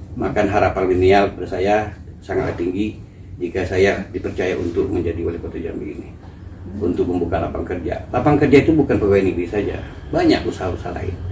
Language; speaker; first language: Indonesian; non-native, local second language; Minangkabau